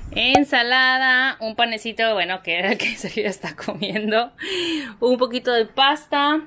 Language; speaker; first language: Spanish; native; Spanish